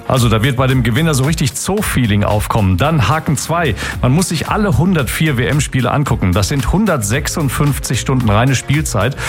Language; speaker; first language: German; native; German